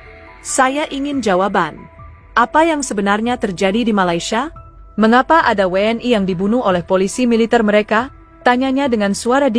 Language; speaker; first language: Indonesian; native; Indonesian